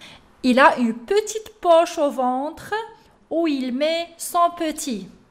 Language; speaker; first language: French; non-native, local second language; Arabic